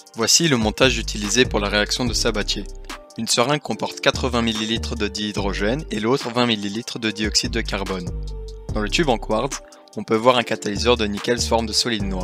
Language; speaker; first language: French; native; French